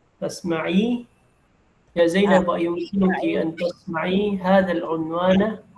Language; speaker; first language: Arabic; non-native, fluent; Filipino